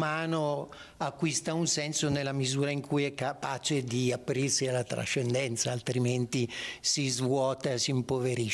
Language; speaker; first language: Italian; native; Italian